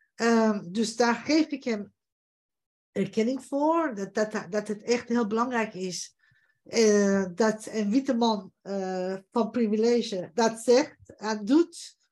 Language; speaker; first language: Dutch; non-native, fluent; Persian